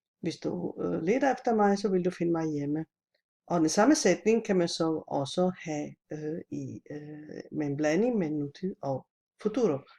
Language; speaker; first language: Danish; non-native, fluent; Italian